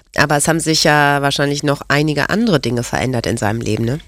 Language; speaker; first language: German; native; German